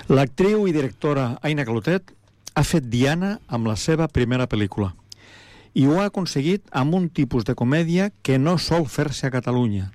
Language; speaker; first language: Catalan; native; Catalan